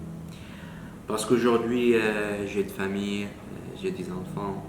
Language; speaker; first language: French; non-native, learner; Arabic